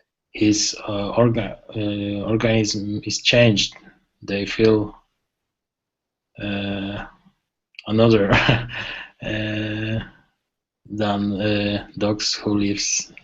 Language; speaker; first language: English; non-native, learner; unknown